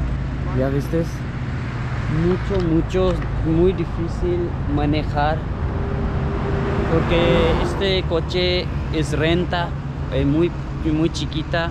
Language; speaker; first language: Spanish; non-native, learner; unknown